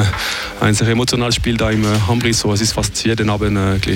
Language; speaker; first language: German; non-native, fluent; French